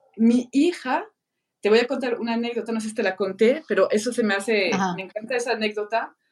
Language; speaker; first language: Spanish; non-native, fluent; French